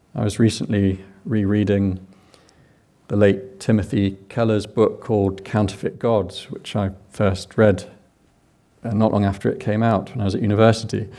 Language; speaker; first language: English; native; English